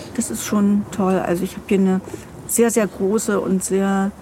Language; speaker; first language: German; native; German